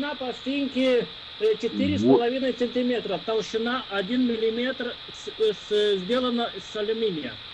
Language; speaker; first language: Russian; non-native, local second language; Lithuanian